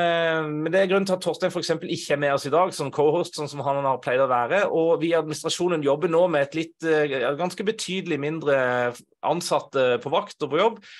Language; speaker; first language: Norwegian; native; Norwegian